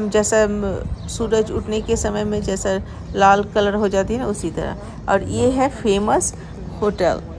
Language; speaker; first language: Hindi; non-native, local second language; Bangla